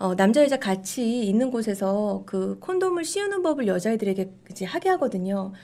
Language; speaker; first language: Korean; native; Korean